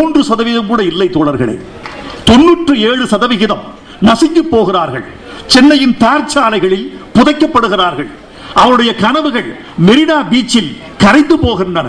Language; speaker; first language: Tamil; native; Tamil